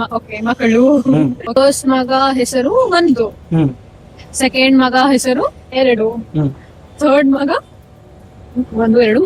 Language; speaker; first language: Kannada; non-native, local second language; Urdu